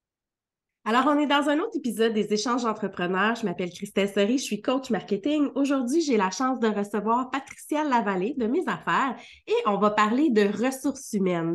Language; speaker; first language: French; native; French